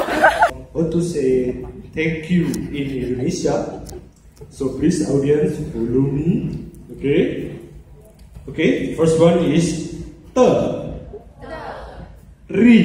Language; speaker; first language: English; non-native, learner; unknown